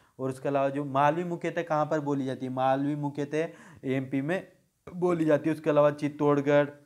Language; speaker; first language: Hindi; native; Hindi